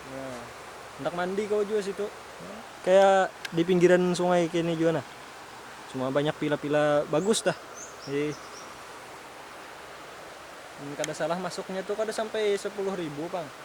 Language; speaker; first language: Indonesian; non-native, local second language; Banjar